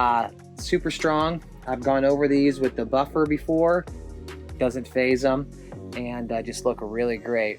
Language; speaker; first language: English; native; English